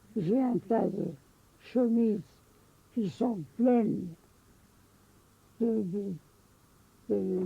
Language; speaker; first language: French; non-native, local second language; Arabic